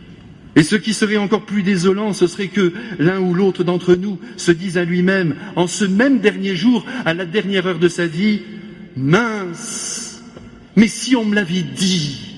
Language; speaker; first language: French; native; French